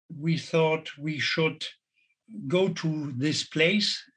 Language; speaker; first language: English; non-native, fluent; German